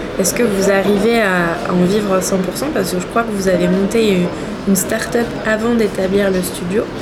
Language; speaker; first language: French; native; French